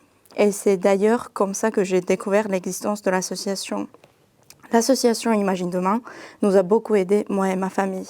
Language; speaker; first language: French; non-native, fluent; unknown